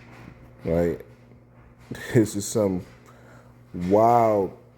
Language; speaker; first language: English; native; English